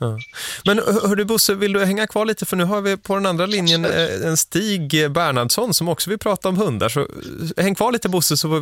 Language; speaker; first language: Swedish; native; Swedish